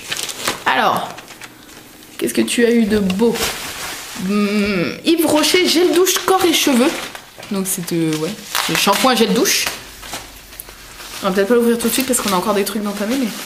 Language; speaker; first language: French; native; French